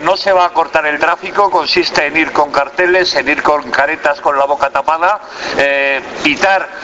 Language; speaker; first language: Spanish; native; Spanish